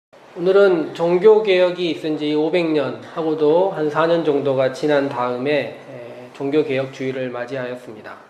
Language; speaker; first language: Korean; native; Korean